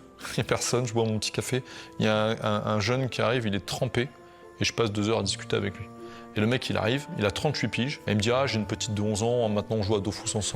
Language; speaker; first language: French; native; French